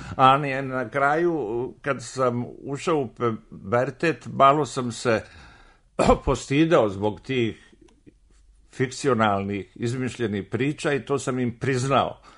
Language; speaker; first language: Serbian; native; Serbian